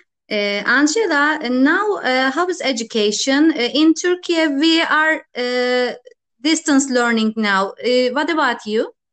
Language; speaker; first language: English; non-native, learner; Turkish